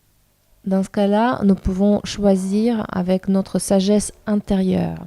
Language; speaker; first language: French; non-native, fluent; Russian